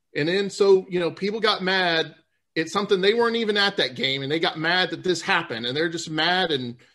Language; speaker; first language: English; native; English